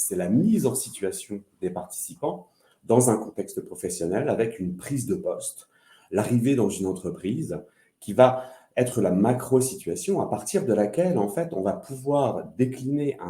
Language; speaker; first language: French; native; French